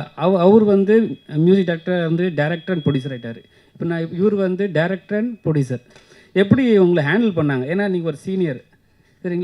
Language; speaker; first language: Tamil; native; Tamil